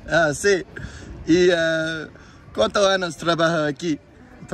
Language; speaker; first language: Spanish; non-native, learner; English